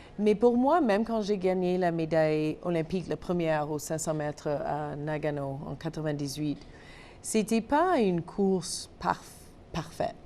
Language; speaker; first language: French; non-native, local second language; English